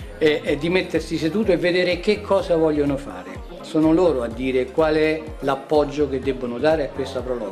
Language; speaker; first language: Italian; native; Italian